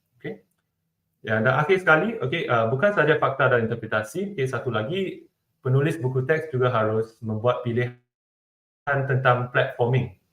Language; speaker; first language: Malay; non-native, local second language; Chinese